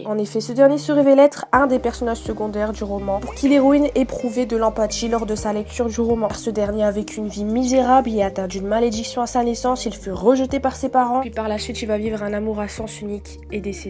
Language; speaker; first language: French; native; French